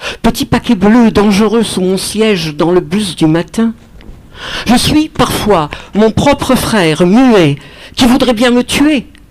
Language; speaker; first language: French; early bilingual, other home language; Catalan